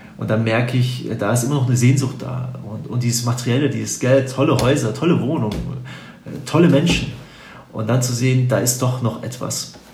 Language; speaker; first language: German; native; German